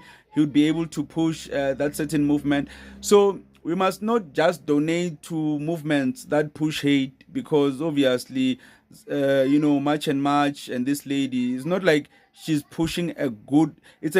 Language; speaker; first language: English; non-native, local second language; Zulu